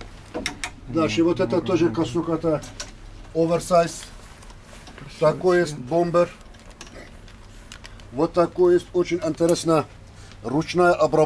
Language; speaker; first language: Russian; non-native, learner; Turkish